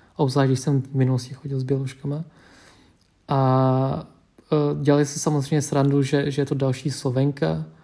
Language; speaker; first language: Czech; early bilingual, other home language; Vietnamese